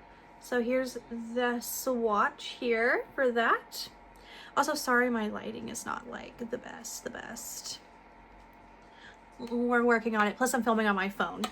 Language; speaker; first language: English; native; English